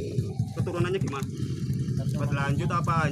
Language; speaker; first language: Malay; non-native, local second language; Javanese